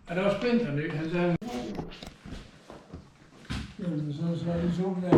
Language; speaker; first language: Danish; native; Danish